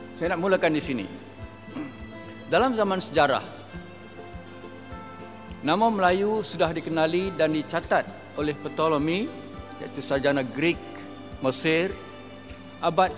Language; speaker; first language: Malay; native; Malay